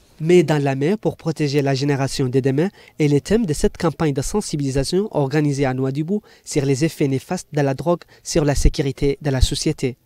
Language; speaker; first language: French; non-native, local second language; Arabic